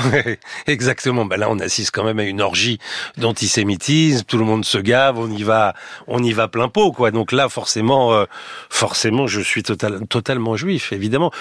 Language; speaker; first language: French; native; French